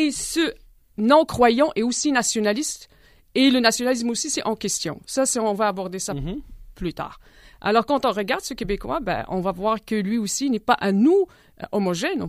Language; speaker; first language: French; non-native, local second language; Arabic